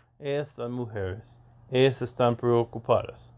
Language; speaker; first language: Spanish; non-native, learner; English